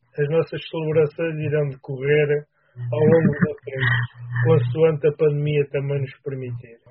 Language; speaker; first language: Portuguese; native; Portuguese